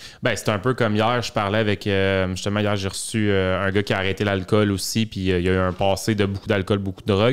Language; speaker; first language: French; native; French